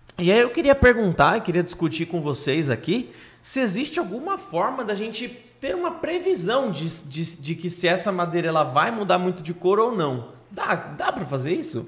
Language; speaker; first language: Portuguese; native; Portuguese